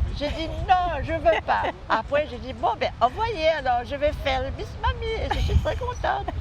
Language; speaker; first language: French; non-native, local second language; Réunion Creole French